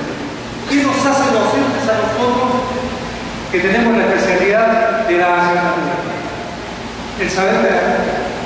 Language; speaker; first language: Spanish; native; Spanish